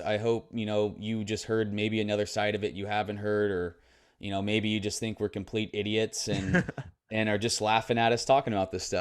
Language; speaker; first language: English; native; English